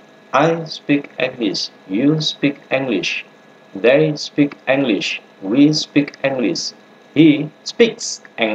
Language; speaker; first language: English; non-native, learner; Indonesian